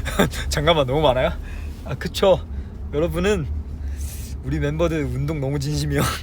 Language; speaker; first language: Korean; non-native, fluent; Chinese